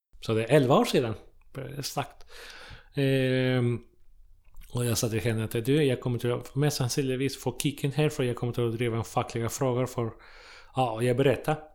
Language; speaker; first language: Swedish; non-native, fluent; Spanish